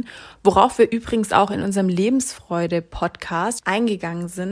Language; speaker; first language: German; native; German